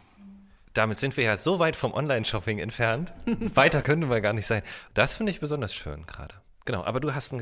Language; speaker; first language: German; native; German